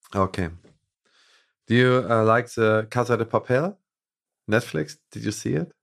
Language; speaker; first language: English; non-native, fluent; German